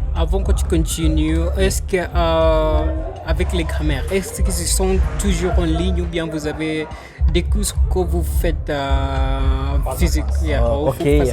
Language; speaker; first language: French; non-native, learner; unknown